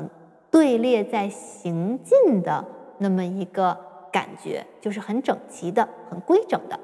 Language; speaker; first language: Chinese; native; Chinese